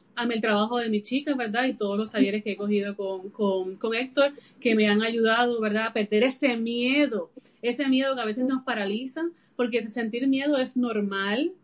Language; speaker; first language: Spanish; native; Spanish